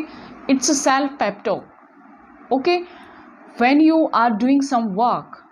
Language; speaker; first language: English; non-native, local second language; Hindi